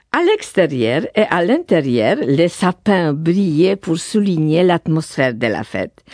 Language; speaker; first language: French; non-native, fluent; Polish